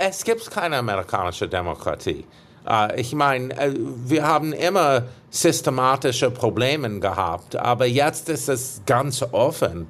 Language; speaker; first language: German; non-native, fluent; English